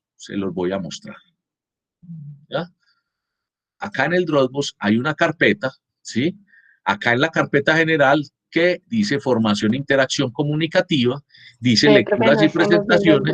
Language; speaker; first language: Spanish; native; Spanish